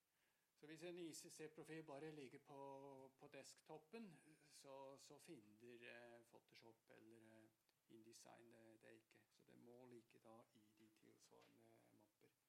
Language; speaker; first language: Norwegian; non-native, fluent; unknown